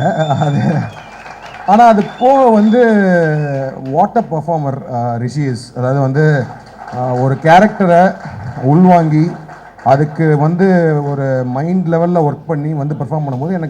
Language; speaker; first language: Tamil; native; Tamil